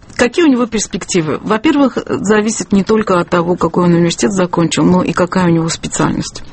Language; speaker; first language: Russian; non-native, local second language; Azerbaijani